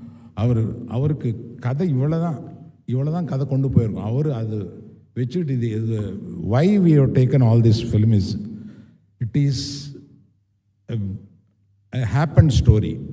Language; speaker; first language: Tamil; non-native, local second language; Telugu